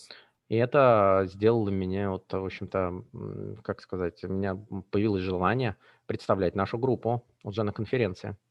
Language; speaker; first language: Russian; native; Russian